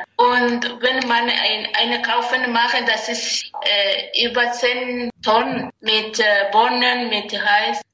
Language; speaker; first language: German; non-native, learner; Rundi